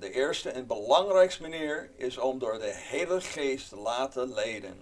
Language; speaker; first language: Dutch; non-native, fluent; English